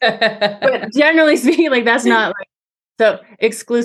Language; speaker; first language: English; native; English